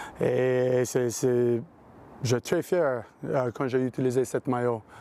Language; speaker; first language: French; non-native, learner; English